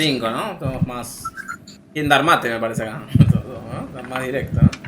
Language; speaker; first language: Spanish; native; Spanish